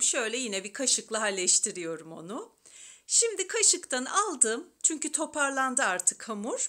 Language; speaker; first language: Turkish; native; Turkish